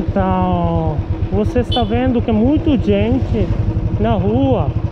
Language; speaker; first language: Portuguese; non-native, learner; Hindi